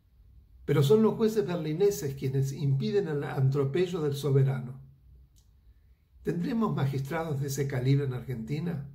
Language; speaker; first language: Spanish; native; Spanish